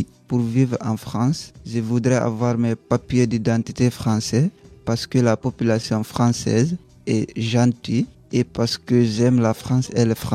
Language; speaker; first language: French; non-native, learner; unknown